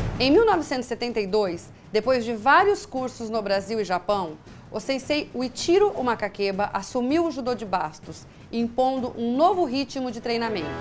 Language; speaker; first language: Portuguese; native; Portuguese